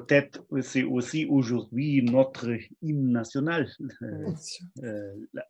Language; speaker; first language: French; non-native, fluent; German